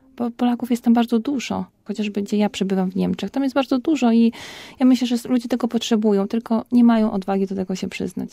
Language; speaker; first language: Polish; native; Polish